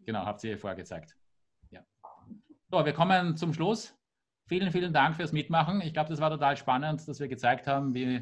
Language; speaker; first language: German; native; German